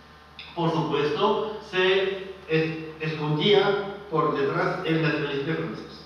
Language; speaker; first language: Spanish; non-native, fluent; French